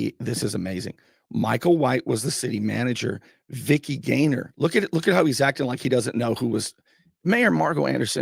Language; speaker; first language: English; native; English